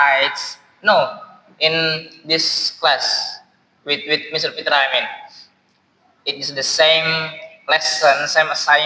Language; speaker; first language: English; non-native, learner; Indonesian